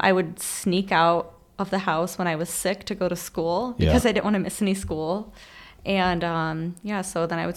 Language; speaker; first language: English; native; English